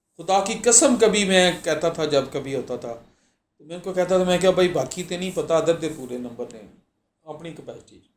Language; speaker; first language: Urdu; non-native, local second language; Punjabi